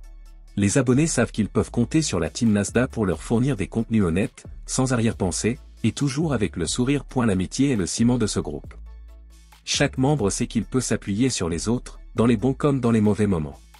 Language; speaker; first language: French; native; French